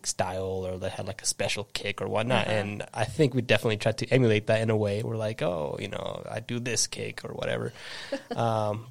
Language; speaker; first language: English; early bilingual, other home language; Spanish